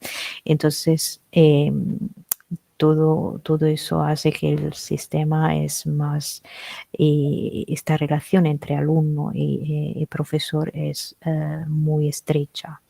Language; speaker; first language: Spanish; non-native, fluent; Italian